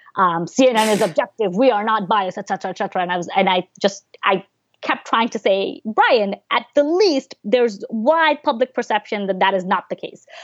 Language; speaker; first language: English; early bilingual, other home language; Bangla